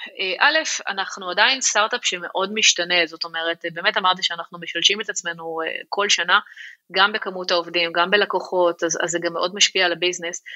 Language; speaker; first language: Hebrew; native; Hebrew